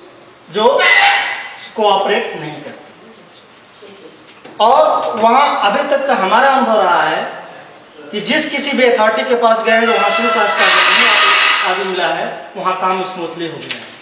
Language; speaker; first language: Hindi; native; Hindi